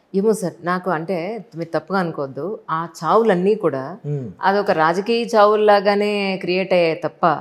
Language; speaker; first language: Telugu; native; Telugu